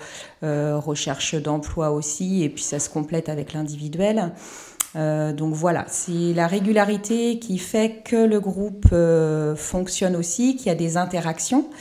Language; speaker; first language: French; native; French